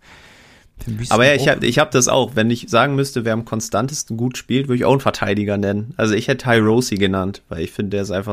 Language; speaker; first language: German; native; German